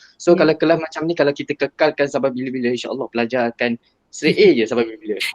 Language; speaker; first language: Malay; native; Malay